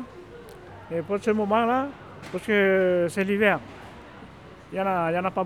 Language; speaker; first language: French; non-native, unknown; Hmong